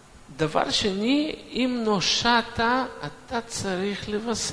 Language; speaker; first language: Hebrew; non-native, fluent; Russian